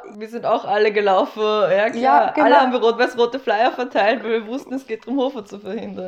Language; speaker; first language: German; native; German